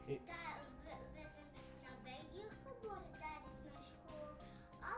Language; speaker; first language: Dutch; early bilingual, other home language; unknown